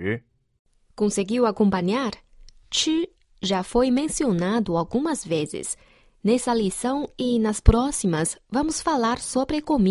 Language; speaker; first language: Portuguese; non-native, fluent; Chinese